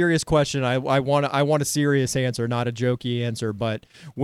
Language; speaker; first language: English; native; English